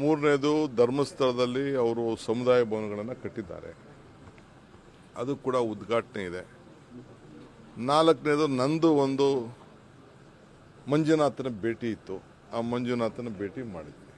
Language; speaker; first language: Kannada; native; Kannada